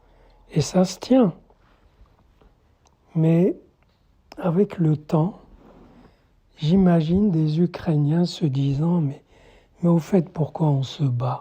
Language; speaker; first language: French; native; French